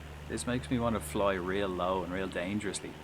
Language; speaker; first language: English; native; English